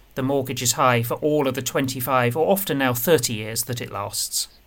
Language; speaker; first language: English; native; English